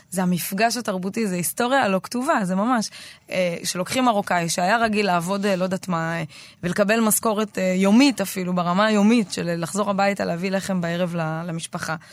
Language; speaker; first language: Hebrew; native; Hebrew